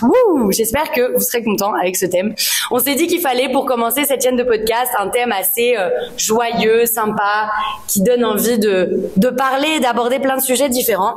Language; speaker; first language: French; native; French